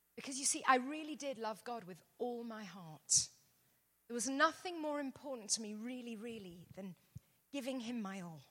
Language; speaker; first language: English; native; English